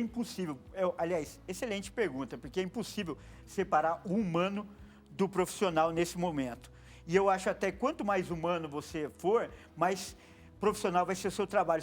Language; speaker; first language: Portuguese; native; Portuguese